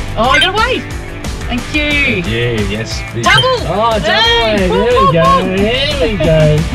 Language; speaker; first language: English; native; English